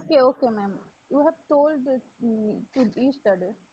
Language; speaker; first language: English; non-native, learner; Bangla